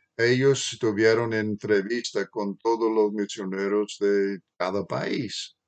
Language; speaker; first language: Spanish; non-native, fluent; English